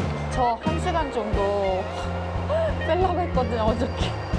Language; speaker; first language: Korean; early bilingual, heritage; Korean